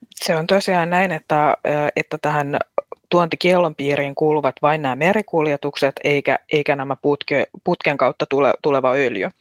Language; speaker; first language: Finnish; native; Finnish